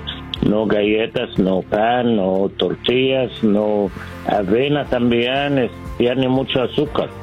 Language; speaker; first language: Spanish; non-native, learner; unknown